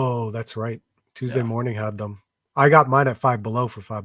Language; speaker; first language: English; native; English